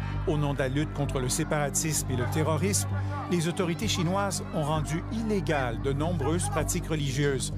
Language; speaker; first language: French; native; French